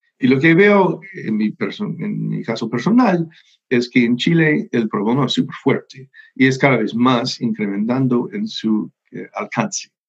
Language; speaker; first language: Spanish; non-native, fluent; English